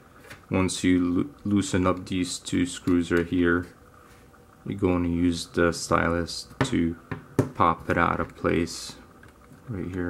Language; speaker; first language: English; native; English